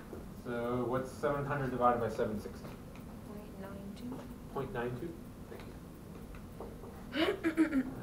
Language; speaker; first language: English; native; English